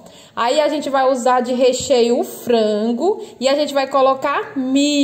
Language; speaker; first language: Portuguese; native; Portuguese